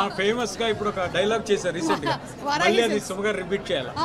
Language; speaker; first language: Telugu; native; Telugu